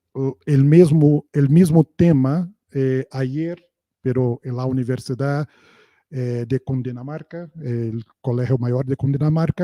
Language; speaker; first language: Spanish; non-native, fluent; Portuguese